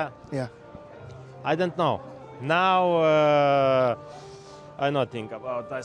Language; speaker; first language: English; non-native, learner; Ukrainian